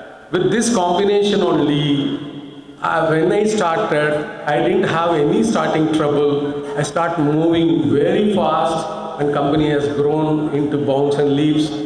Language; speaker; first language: English; non-native, local second language; Tamil